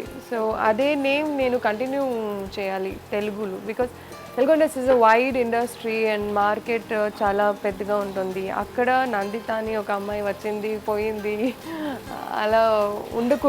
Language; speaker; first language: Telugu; non-native, local second language; Kannada